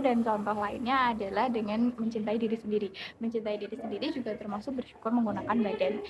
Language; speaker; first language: Indonesian; native; Indonesian